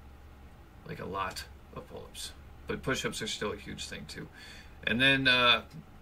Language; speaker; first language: English; native; English